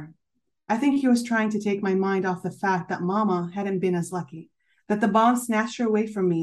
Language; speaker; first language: English; native; English